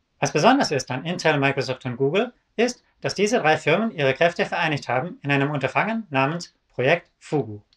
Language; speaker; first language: German; native; German